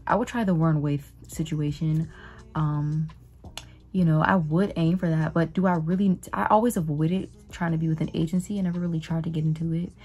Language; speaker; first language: English; native; English